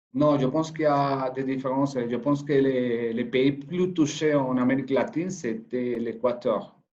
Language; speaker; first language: French; non-native, fluent; Spanish